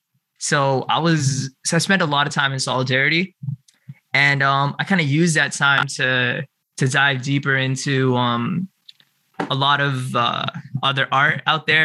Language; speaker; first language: English; native; English